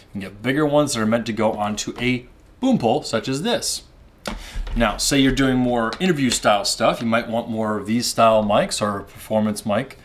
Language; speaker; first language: English; native; English